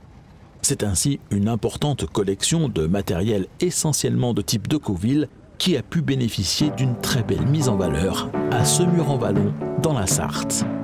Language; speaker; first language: French; native; French